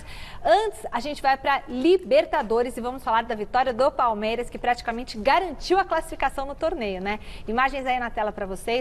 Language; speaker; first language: Portuguese; native; Portuguese